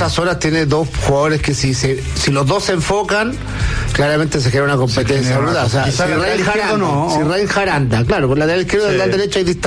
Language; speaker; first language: Spanish; native; Spanish